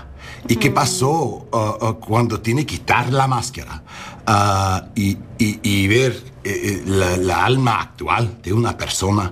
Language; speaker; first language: Spanish; non-native, learner; English